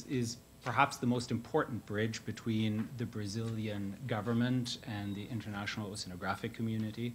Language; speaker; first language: English; native; English